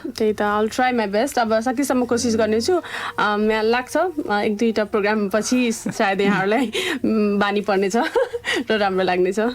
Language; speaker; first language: Nepali; native; Nepali